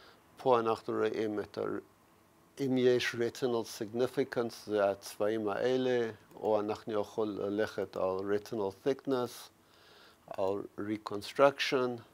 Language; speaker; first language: Hebrew; non-native, fluent; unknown